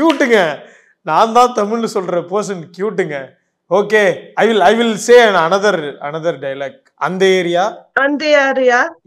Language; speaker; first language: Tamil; native; Tamil